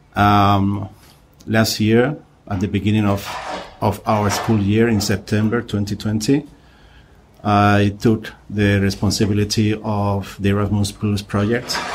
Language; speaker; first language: English; non-native, fluent; Spanish